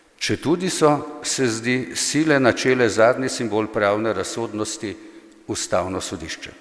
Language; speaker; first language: Slovenian; native; Slovenian